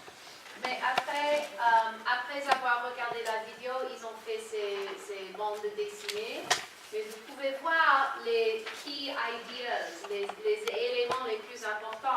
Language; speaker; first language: French; non-native, fluent; English